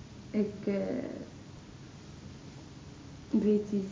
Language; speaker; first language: Dutch; non-native, learner; Arabic